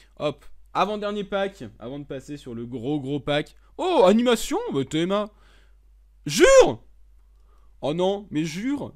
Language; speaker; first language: French; native; French